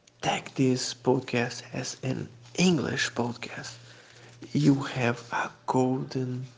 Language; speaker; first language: English; non-native, fluent; Portuguese